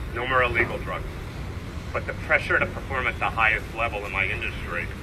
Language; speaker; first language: English; native; English